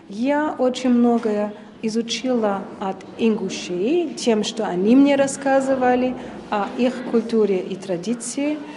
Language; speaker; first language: Russian; non-native, learner; German